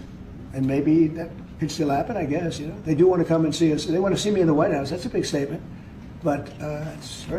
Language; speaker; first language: English; native; English